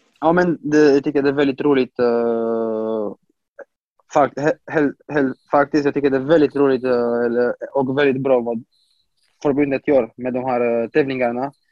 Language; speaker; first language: Swedish; non-native, fluent; Romanian